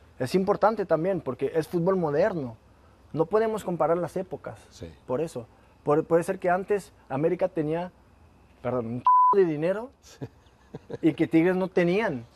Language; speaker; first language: Spanish; non-native, fluent; French